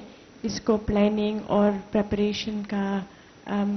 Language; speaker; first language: Hindi; non-native, learner; English